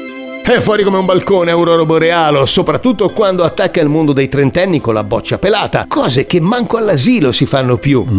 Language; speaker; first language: Italian; native; Italian